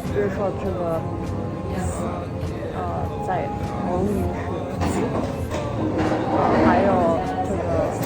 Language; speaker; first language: Chinese; non-native, fluent; Russian